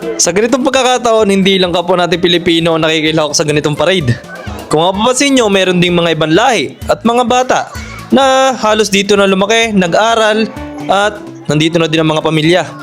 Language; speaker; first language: Filipino; native; Filipino